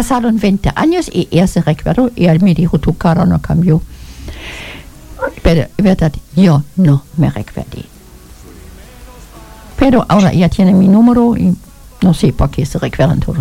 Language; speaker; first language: Spanish; non-native, learner; German